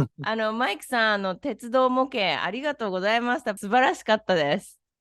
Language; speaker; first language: Japanese; native; Japanese